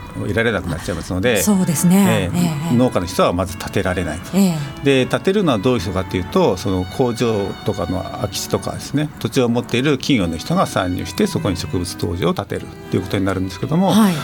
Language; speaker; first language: Japanese; native; Japanese